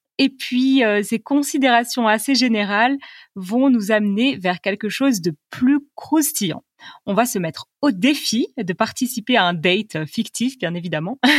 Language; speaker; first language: French; native; French